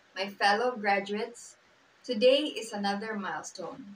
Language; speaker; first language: English; non-native, local second language; Cebuano